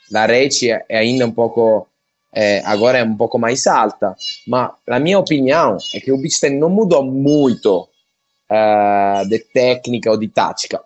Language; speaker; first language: Portuguese; non-native, learner; Italian